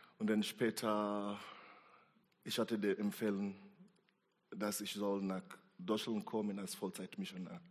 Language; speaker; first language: German; non-native, fluent; Swahili